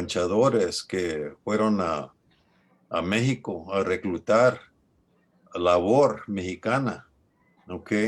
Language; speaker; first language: Spanish; early bilingual, other home language; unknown